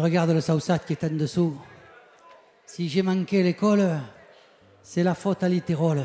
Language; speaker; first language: French; native; French